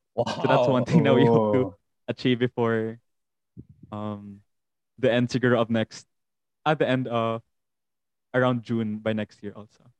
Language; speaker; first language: English; non-native, local second language; Hiligaynon